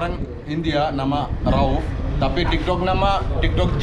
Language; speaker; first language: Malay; non-native, learner; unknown